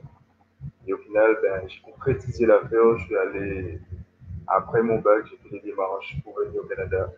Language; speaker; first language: French; native; French